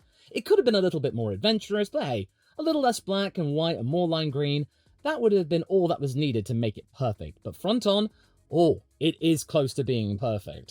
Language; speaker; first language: English; native; English